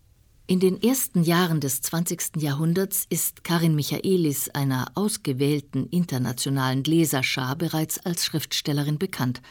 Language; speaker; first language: German; native; German